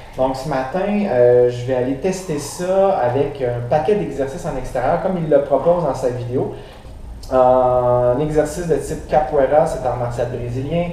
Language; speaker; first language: French; native; French